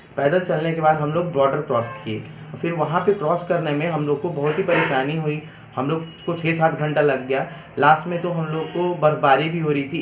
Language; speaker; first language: Hindi; native; Hindi